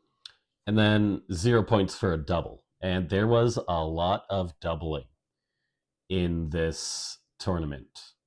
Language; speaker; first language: English; native; English